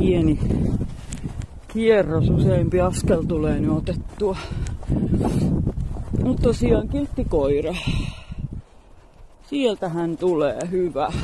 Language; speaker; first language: Finnish; native; Finnish